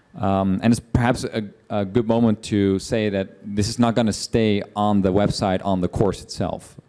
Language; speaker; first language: English; non-native, fluent; Dutch